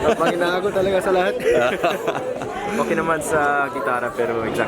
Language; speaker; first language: Filipino; non-native, learner; English